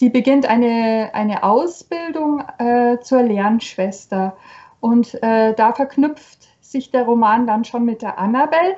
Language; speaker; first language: German; native; German